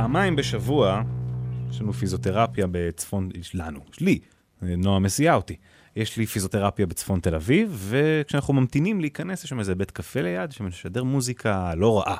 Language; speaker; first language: Hebrew; native; Hebrew